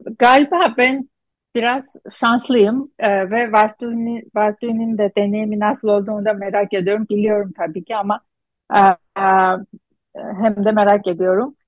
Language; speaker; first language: Turkish; non-native, fluent; Armenian